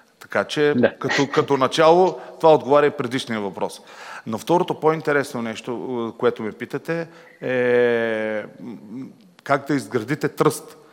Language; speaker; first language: Bulgarian; native; Bulgarian